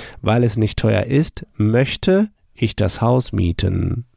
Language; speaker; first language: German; non-native, fluent; English